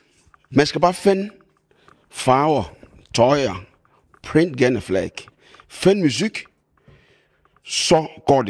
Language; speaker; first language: Danish; non-native, fluent; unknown